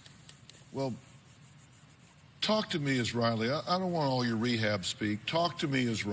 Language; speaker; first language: English; native; English